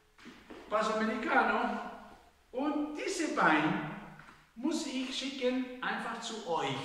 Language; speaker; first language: German; non-native, fluent; Spanish